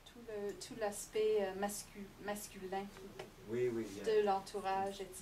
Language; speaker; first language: French; non-native, fluent; English